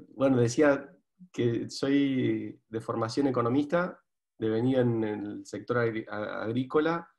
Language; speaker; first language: Spanish; native; Spanish